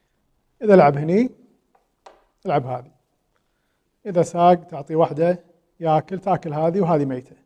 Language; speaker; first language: Arabic; native; Arabic